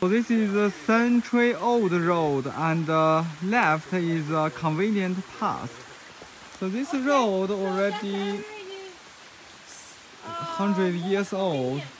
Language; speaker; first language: English; non-native, learner; Chinese